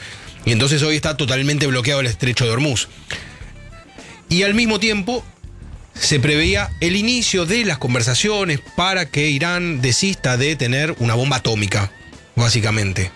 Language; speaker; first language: Spanish; native; Spanish